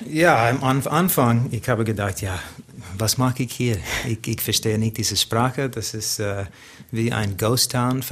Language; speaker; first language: German; non-native, learner; English